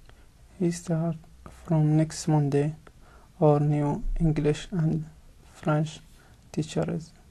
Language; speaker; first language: English; non-native, learner; Arabic